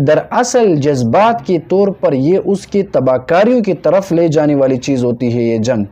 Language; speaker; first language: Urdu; non-native, local second language; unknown